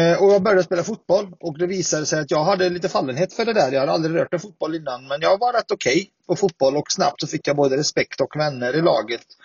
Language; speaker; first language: Swedish; early bilingual, other home language; Arabic